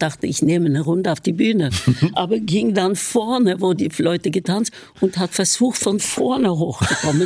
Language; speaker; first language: German; non-native, fluent; Norwegian